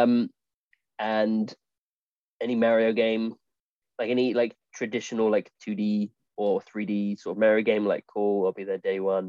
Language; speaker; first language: English; native; English